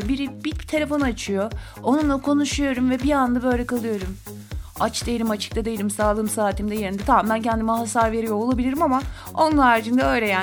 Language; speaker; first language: Turkish; native; Turkish